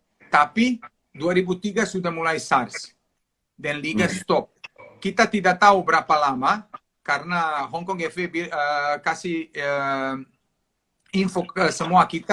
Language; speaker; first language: Indonesian; non-native, fluent; Serbian